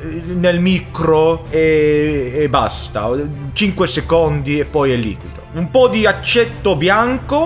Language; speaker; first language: Italian; non-native, learner; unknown